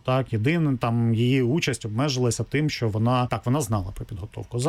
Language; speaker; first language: Ukrainian; native; Ukrainian